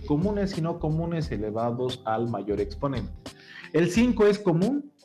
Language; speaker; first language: Spanish; native; Spanish